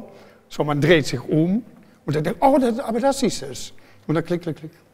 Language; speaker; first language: German; non-native, fluent; Dutch